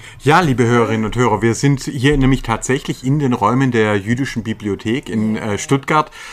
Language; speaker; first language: German; native; German